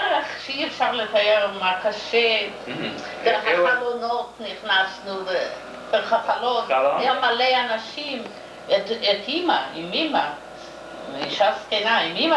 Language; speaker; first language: Hebrew; non-native, fluent; Yiddish